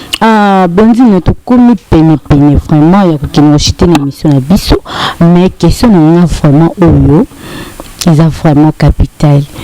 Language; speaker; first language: Lingala; native; Lingala